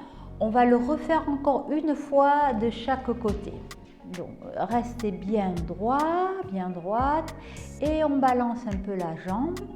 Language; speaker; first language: French; native; French